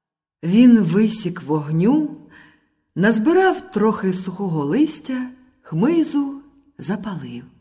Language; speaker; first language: Ukrainian; native; Ukrainian